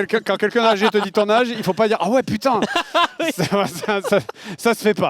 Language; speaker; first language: French; native; French